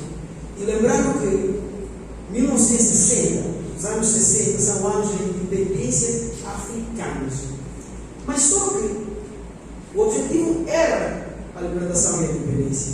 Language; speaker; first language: Portuguese; non-native, local second language; Upper Guinea Crioulo